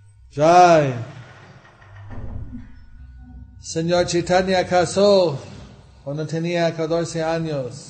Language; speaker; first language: Spanish; non-native, fluent; English